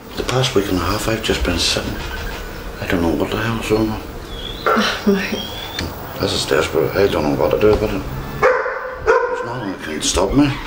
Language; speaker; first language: English; native; English